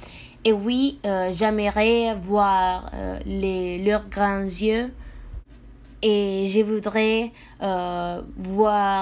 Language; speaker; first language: French; non-native, fluent; Italian